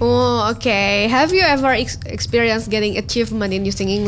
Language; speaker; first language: English; non-native, learner; Indonesian